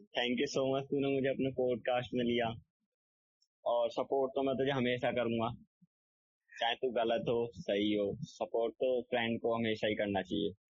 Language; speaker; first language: Hindi; native; Hindi